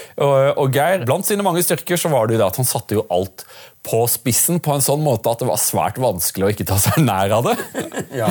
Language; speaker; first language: Norwegian; native; Norwegian